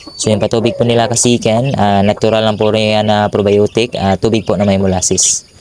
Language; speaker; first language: Filipino; non-native, local second language; Cebuano